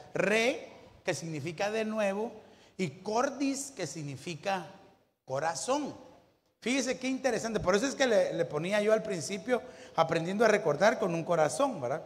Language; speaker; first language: Spanish; native; Spanish